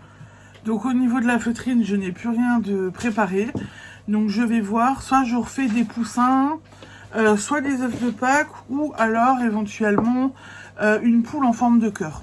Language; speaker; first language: French; native; French